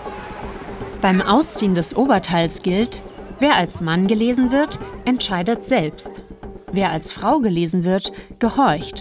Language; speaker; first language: German; native; German